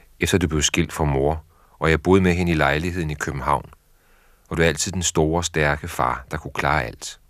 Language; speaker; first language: Danish; native; Danish